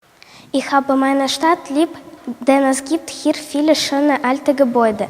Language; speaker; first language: German; non-native, learner; Russian